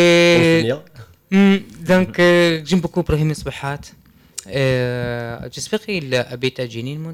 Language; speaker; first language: French; non-native, learner; Arabic